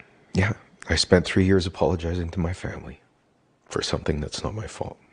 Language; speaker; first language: English; native; English